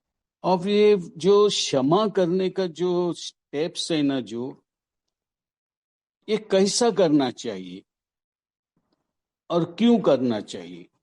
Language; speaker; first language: Hindi; non-native, local second language; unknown